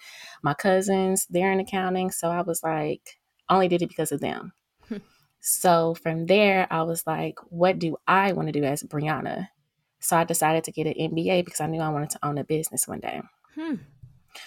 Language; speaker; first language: English; native; English